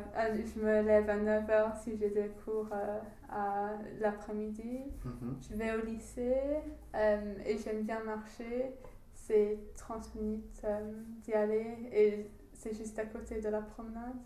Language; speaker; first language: French; non-native, learner; English